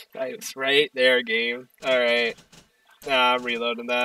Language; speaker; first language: English; native; English